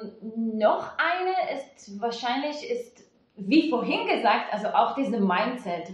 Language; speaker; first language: German; non-native, fluent; Hebrew